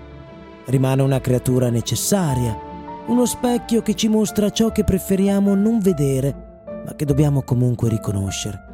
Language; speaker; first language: Italian; native; Italian